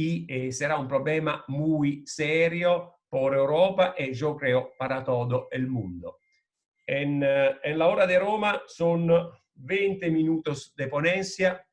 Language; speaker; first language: Spanish; non-native, fluent; Italian